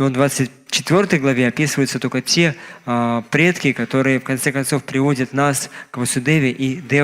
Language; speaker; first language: Russian; native; Russian